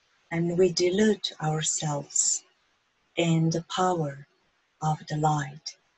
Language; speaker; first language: English; non-native, fluent; Slovenian